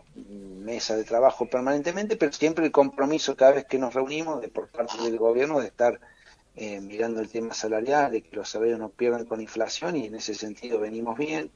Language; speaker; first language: Spanish; native; Spanish